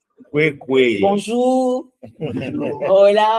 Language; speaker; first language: Spanish; non-native, fluent; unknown